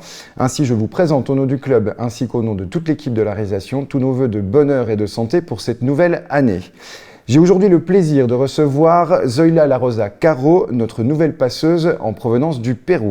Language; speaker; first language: French; native; French